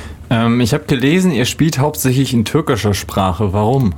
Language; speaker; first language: German; native; German